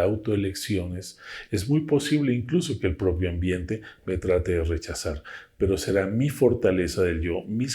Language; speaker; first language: Spanish; native; Spanish